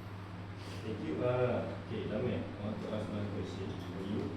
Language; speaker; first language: English; non-native, learner; Malay